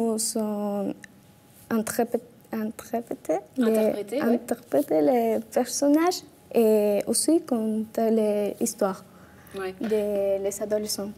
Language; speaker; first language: French; non-native, learner; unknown